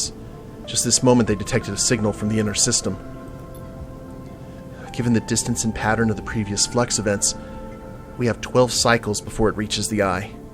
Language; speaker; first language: English; native; English